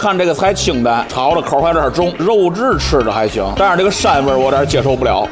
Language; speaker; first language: Chinese; native; Chinese